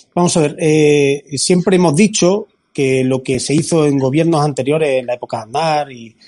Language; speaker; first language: Spanish; native; Spanish